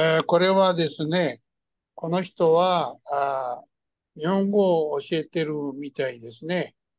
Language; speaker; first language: Japanese; early bilingual, heritage; Japanese